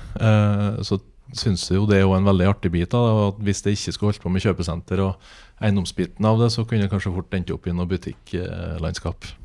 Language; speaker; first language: Norwegian; native; Norwegian